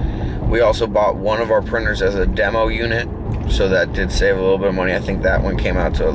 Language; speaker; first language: English; native; English